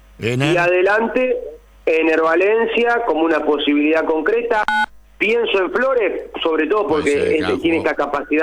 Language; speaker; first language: Spanish; native; Spanish